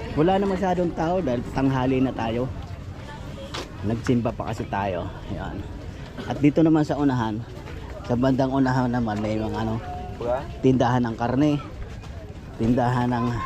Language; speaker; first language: Filipino; non-native, local second language; Bikol